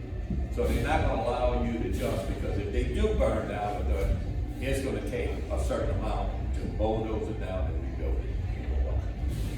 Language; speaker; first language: English; native; English